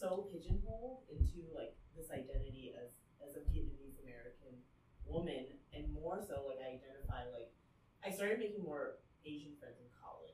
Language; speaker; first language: English; early bilingual, other home language; Vietnamese